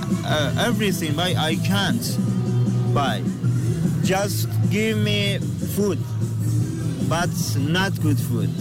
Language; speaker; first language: English; non-native, learner; Persian